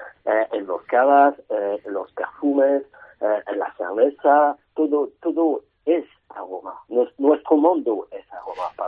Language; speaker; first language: Spanish; non-native, learner; French